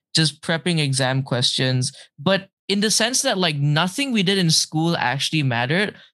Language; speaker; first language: English; non-native, local second language; Malay